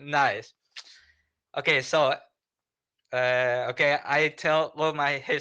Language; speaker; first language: English; non-native, learner; Spanish